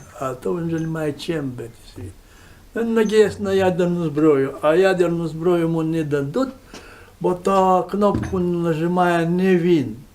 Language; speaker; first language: Ukrainian; native; Ukrainian